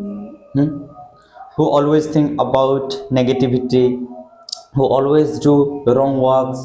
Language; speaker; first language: English; non-native, fluent; Hindi